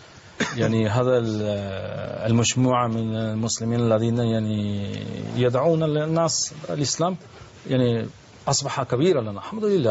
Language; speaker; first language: Arabic; non-native, learner; Spanish